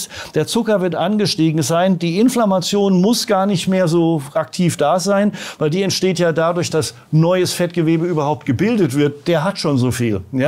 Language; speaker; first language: German; native; German